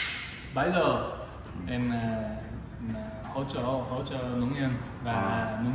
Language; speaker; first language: Vietnamese; non-native, learner; Japanese